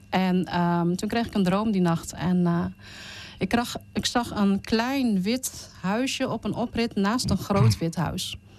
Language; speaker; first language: Dutch; early bilingual, other home language; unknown